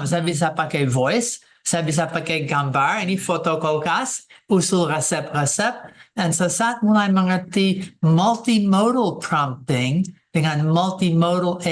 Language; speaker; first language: Indonesian; non-native, fluent; English